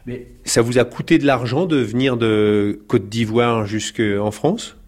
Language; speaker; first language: French; native; French